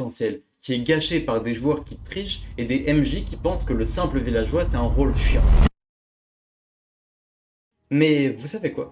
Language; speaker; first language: French; native; French